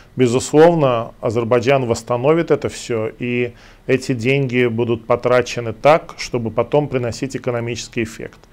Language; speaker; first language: Russian; native; Russian